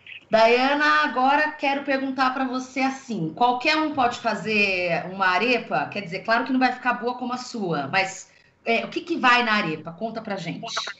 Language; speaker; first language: Portuguese; native; Portuguese